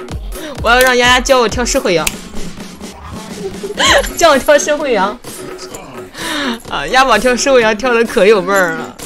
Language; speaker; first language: Chinese; native; Chinese